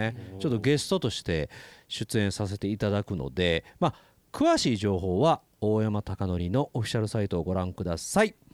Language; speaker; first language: Japanese; native; Japanese